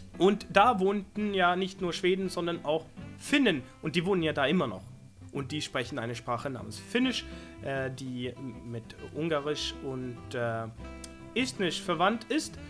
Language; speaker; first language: German; non-native, fluent; Swedish